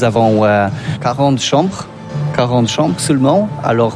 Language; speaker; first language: French; non-native, learner; Polish